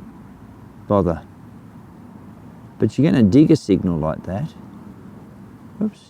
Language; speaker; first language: English; native; English